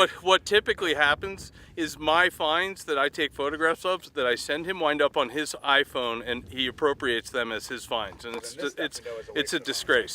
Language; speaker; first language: English; native; English